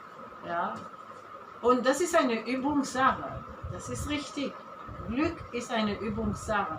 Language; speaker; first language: German; non-native, fluent; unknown